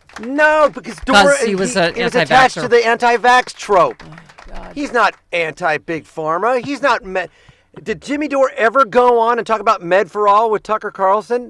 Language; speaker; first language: English; native; English